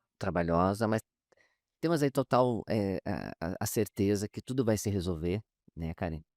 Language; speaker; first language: Portuguese; native; Portuguese